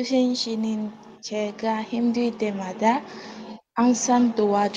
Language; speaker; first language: Korean; non-native, learner; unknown